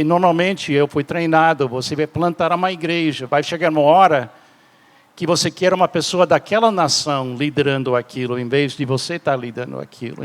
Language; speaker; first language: Portuguese; non-native, fluent; English